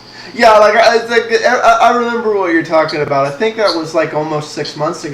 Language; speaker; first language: English; native; English